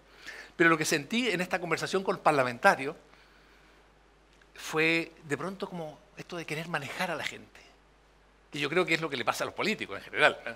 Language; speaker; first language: Spanish; native; Spanish